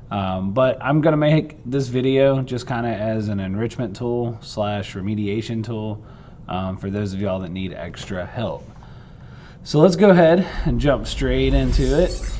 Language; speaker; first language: English; native; English